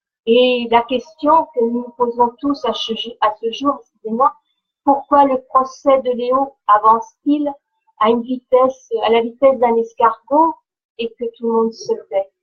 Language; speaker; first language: French; native; French